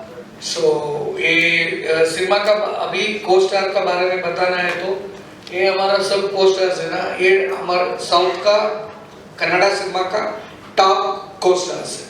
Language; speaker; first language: Hindi; non-native, local second language; Kannada